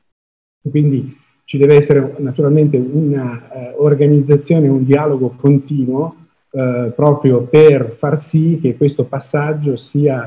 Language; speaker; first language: Italian; native; Italian